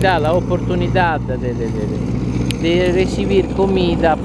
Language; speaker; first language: Spanish; non-native, learner; Italian